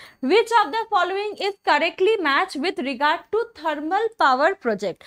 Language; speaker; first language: English; non-native, local second language; Bangla